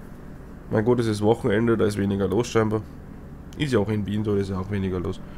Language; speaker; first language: German; native; German